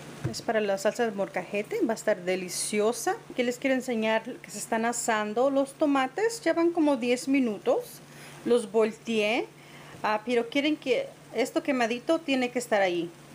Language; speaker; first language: Spanish; early bilingual, other home language; English